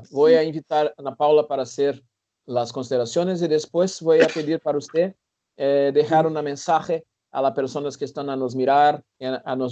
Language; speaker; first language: Spanish; non-native, fluent; Portuguese